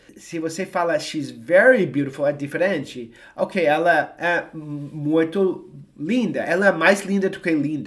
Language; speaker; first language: Portuguese; non-native, fluent; English